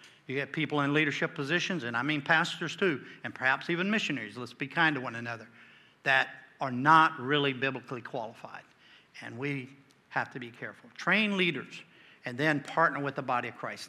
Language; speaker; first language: English; native; English